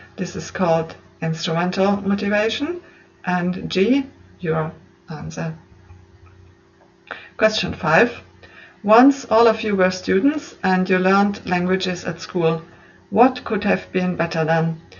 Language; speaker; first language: English; non-native, fluent; German